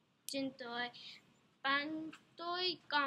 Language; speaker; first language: Vietnamese; non-native, learner; English